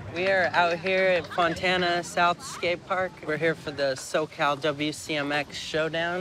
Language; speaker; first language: English; native; English